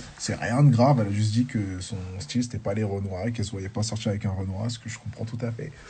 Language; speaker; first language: French; native; French